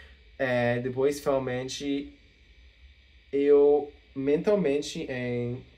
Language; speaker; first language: Portuguese; non-native, fluent; English